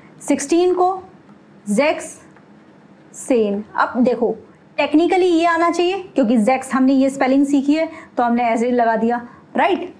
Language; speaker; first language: Hindi; native; Hindi